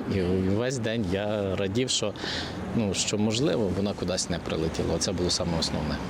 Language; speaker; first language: Ukrainian; native; Ukrainian